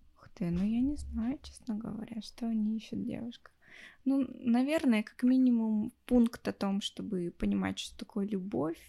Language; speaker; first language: Russian; native; Russian